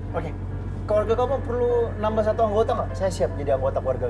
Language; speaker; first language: Indonesian; native; Indonesian